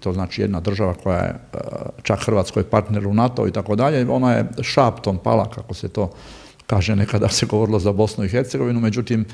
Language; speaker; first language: Croatian; native; Croatian